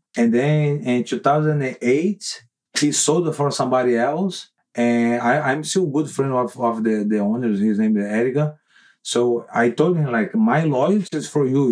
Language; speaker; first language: English; non-native, learner; Portuguese